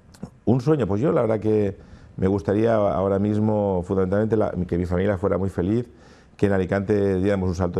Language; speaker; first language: Spanish; native; Spanish